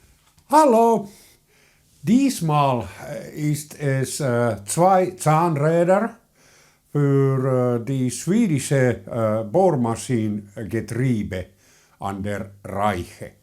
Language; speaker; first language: German; non-native, learner; Finnish